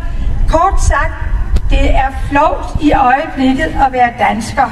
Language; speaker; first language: Danish; native; Danish